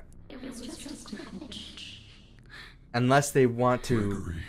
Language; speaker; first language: English; native; English